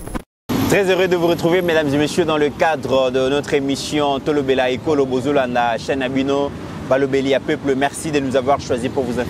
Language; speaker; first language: French; non-native, local second language; Lingala